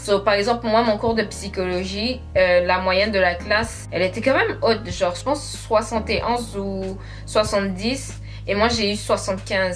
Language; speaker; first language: French; native; French